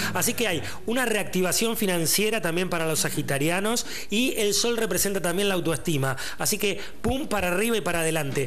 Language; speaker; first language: Spanish; native; Spanish